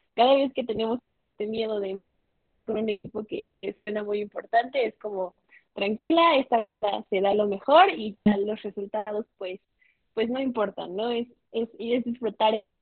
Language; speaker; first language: Spanish; native; Spanish